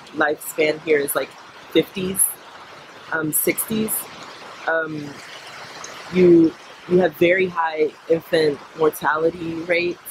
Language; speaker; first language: English; native; English